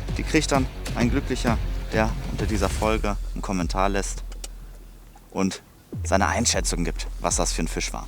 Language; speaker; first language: German; native; German